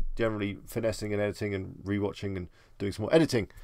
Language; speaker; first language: English; native; English